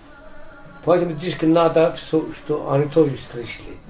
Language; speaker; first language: Russian; non-native, learner; Azerbaijani